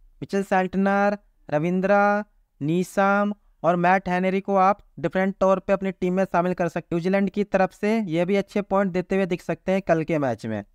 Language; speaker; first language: Hindi; native; Hindi